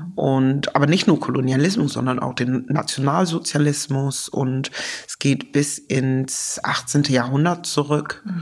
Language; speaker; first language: German; native; German